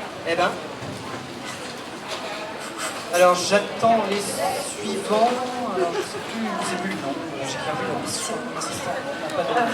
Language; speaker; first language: French; native; French